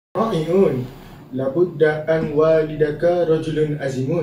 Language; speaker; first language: Arabic; non-native, learner; Malay